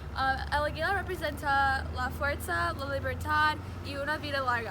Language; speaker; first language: Spanish; non-native, learner; English